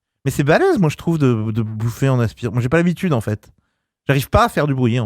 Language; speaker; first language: French; native; French